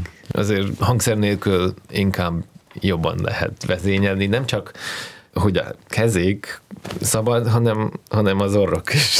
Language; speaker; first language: Hungarian; non-native, learner; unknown